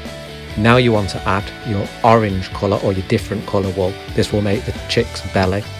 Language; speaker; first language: English; native; English